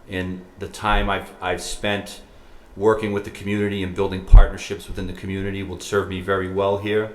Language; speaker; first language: English; native; English